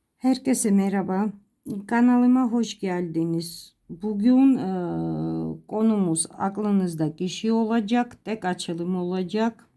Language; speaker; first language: Turkish; non-native, fluent; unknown